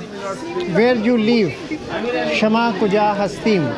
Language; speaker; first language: English; non-native, learner; Urdu